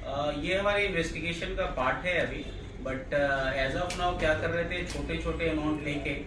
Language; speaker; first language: Hindi; native; Hindi